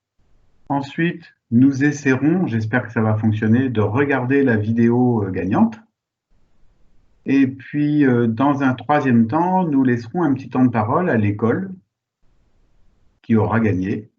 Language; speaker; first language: French; native; French